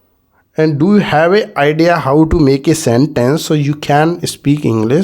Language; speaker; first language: English; non-native, learner; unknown